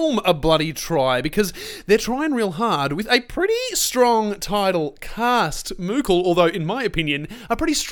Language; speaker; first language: English; native; English